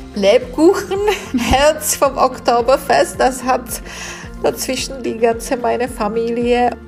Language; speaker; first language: German; non-native, fluent; Czech